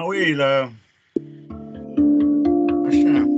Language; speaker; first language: French; non-native, fluent; English